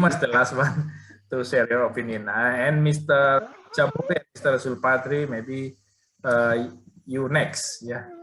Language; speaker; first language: English; non-native, learner; Indonesian